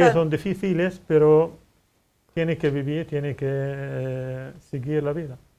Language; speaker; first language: Spanish; non-native, fluent; Arabic